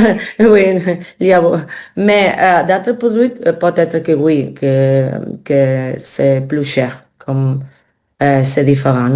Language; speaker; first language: French; non-native, learner; Spanish